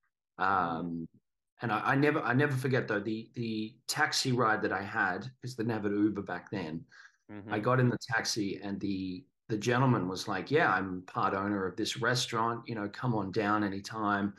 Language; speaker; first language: English; native; English